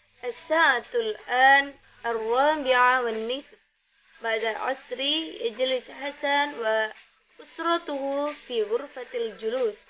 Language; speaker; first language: Arabic; non-native, learner; Indonesian